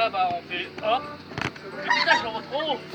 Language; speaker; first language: French; native; French